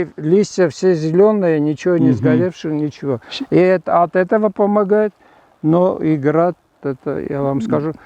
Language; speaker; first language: Russian; non-native, local second language; Armenian